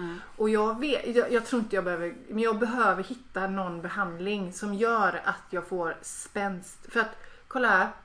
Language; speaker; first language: Swedish; native; Swedish